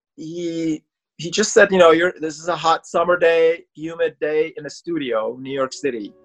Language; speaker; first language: English; non-native, fluent; Persian